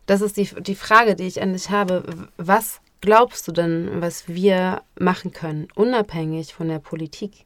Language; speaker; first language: German; native; German